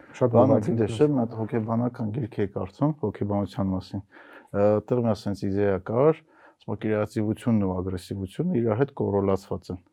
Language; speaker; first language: Armenian; native; Armenian